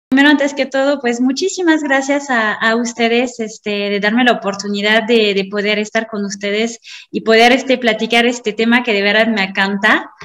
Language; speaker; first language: Spanish; non-native, fluent; French